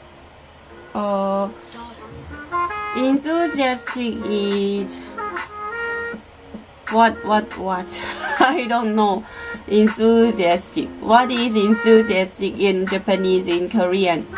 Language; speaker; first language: English; non-native, learner; Korean